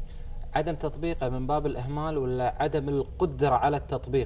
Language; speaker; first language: Arabic; native; Arabic